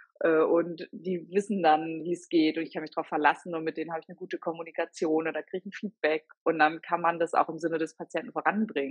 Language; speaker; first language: German; native; German